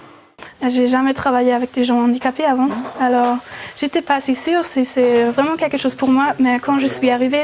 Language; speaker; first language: French; non-native, learner; German